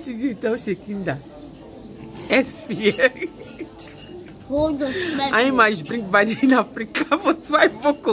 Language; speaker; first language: German; non-native, learner; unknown